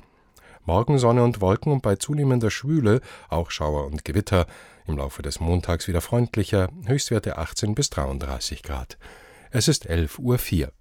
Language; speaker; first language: German; native; German